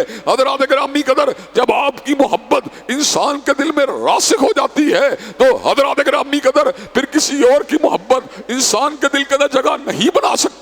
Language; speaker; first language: Urdu; native; Urdu